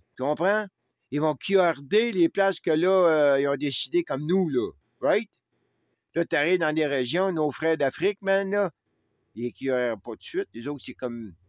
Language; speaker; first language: French; native; French